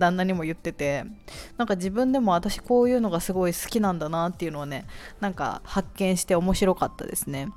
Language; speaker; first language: Japanese; native; Japanese